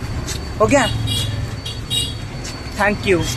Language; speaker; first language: Hindi; non-native, local second language; Khasi